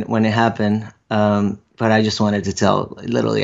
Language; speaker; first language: English; non-native, fluent; Spanish